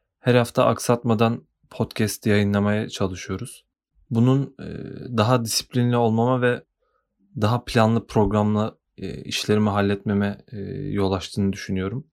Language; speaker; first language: Turkish; native; Turkish